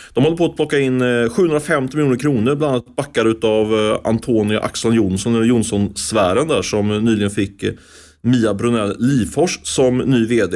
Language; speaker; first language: Swedish; native; Swedish